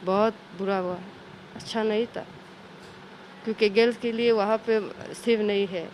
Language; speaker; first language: Hindi; non-native, learner; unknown